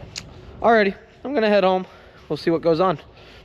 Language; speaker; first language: English; native; English